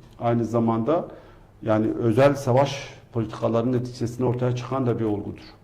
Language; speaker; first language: Turkish; non-native, local second language; Kurdish